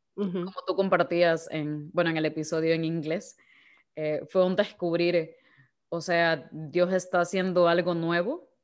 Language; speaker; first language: Spanish; native; Spanish